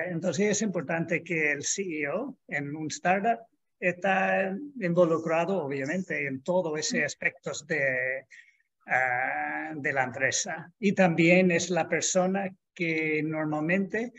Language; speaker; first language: Spanish; non-native, fluent; English